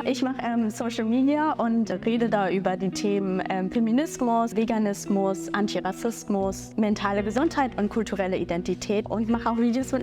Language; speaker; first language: German; early bilingual, other home language; Bangla